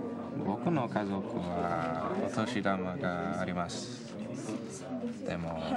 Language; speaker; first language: Japanese; non-native, learner; English